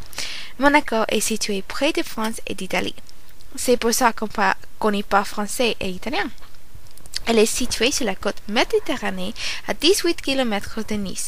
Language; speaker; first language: French; non-native, learner; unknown